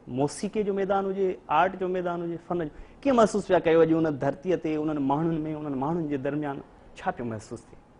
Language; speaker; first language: Sindhi; native; Sindhi